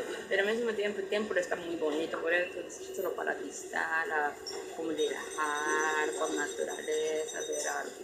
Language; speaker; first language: Spanish; non-native, learner; Japanese